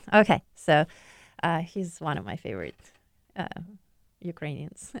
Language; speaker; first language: English; non-native, fluent; Ukrainian